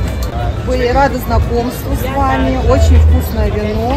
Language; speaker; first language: Russian; native; Russian